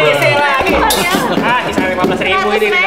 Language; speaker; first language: Indonesian; native; Indonesian